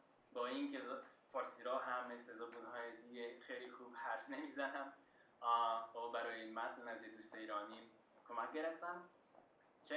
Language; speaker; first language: Persian; non-native, learner; Slovak